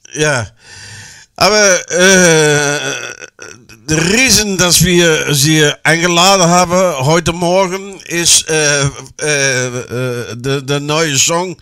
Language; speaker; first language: German; non-native, learner; Dutch